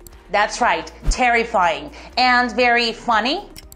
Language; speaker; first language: English; non-native, fluent; Romanian